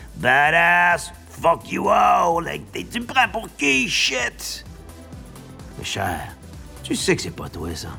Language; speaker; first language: French; native; French